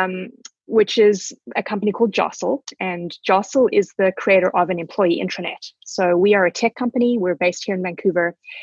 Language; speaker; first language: English; native; English